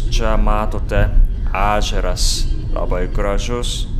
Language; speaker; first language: Lithuanian; non-native, fluent; Japanese